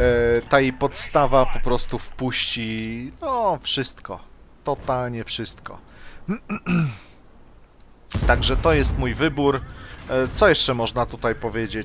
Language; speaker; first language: Polish; native; Polish